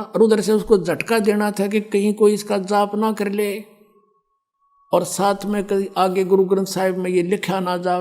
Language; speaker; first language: Hindi; native; Hindi